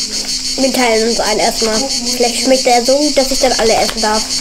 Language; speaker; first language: German; native; German